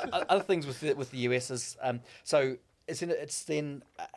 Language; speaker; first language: English; native; English